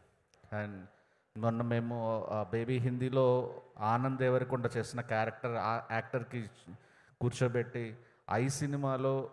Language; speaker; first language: Telugu; non-native, learner; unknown